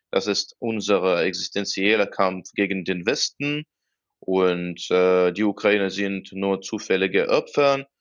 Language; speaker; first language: German; non-native, fluent; Russian